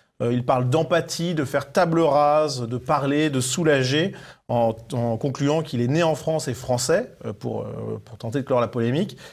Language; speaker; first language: French; native; French